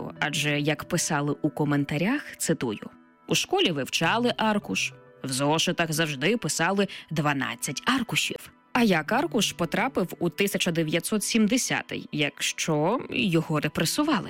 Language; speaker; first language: Ukrainian; native; Ukrainian